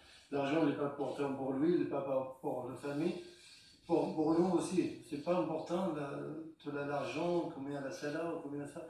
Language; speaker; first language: French; non-native, learner; Arabic